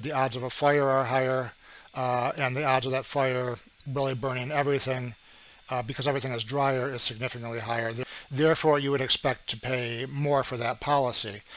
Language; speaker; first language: English; native; English